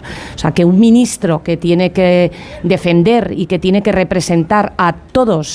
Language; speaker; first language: Spanish; native; Spanish